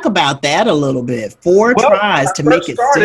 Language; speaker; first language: English; native; English